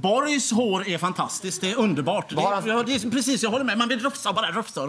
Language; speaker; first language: Swedish; native; Swedish